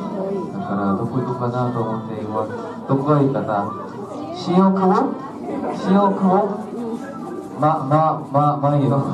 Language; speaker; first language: Japanese; non-native, learner; Korean